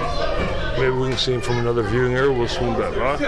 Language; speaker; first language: English; native; English